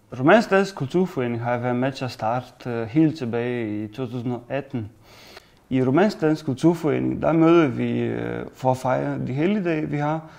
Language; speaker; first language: Danish; non-native, fluent; Romanian